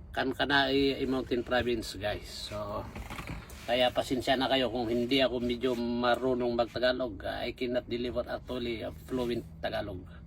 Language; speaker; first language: Filipino; non-native, local second language; Iloko